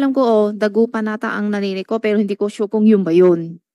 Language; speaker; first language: Filipino; non-native, learner; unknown